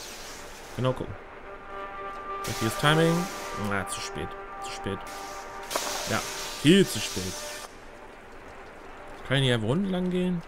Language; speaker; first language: German; native; German